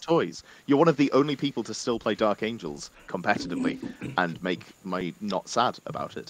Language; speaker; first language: English; native; English